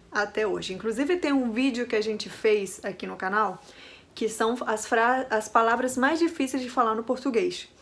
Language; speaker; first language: Portuguese; non-native, fluent; Spanish